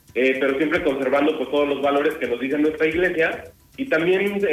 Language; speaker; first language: Spanish; native; Spanish